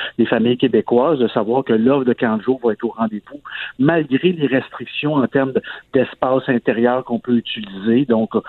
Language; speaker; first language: French; native; French